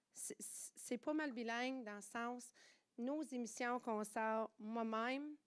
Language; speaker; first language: French; non-native, fluent; English